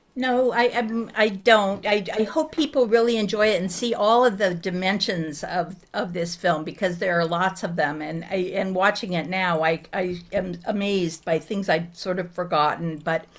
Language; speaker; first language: English; native; English